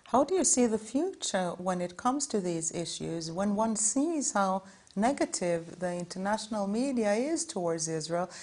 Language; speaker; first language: English; non-native, fluent; Norwegian